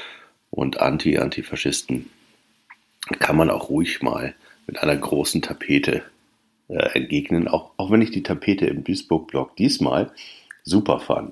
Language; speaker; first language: German; native; German